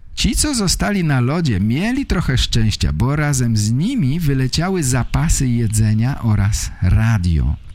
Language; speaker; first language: Polish; native; Polish